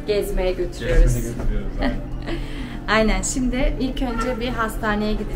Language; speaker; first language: Turkish; early bilingual, heritage; Turkish